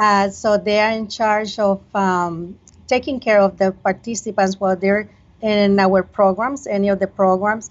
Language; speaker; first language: English; non-native, fluent; Spanish